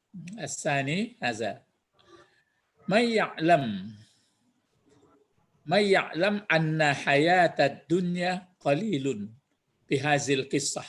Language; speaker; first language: Arabic; non-native, fluent; Indonesian